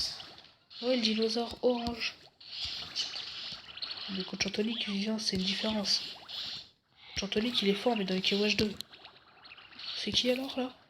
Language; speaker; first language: French; native; French